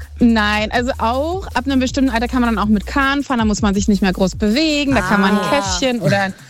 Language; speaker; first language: German; native; German